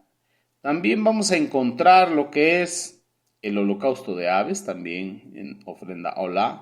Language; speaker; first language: Spanish; native; Spanish